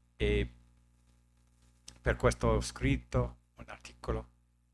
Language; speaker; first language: Italian; non-native, learner; English